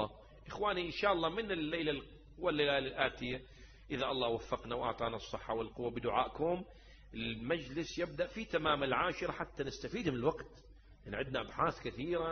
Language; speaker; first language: Arabic; native; Arabic